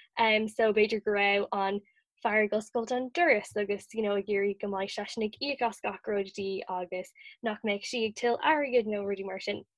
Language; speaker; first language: Irish; non-native, local second language; English